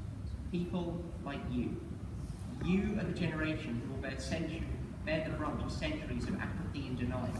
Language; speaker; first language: English; native; English